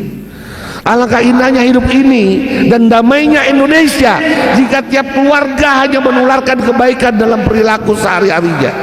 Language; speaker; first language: Indonesian; native; Indonesian